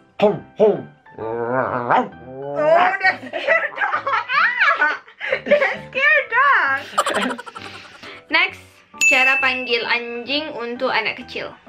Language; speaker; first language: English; non-native, learner; Indonesian